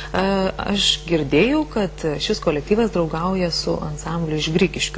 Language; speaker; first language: Lithuanian; native; Lithuanian